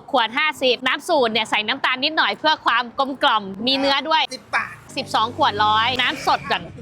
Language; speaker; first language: Thai; native; Thai